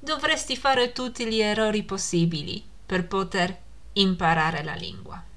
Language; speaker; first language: Italian; non-native, fluent; Polish